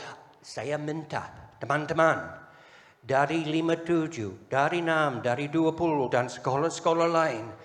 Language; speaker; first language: Indonesian; non-native, fluent; English